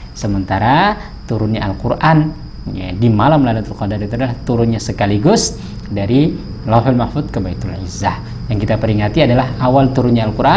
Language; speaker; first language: Indonesian; native; Indonesian